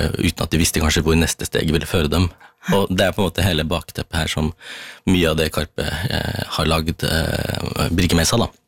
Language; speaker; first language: Norwegian; early bilingual, other home language; Tamil